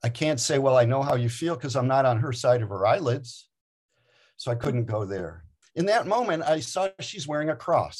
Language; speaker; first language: English; native; English